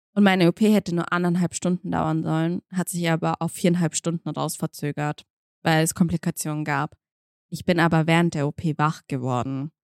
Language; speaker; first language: German; early bilingual, other home language; Kazakh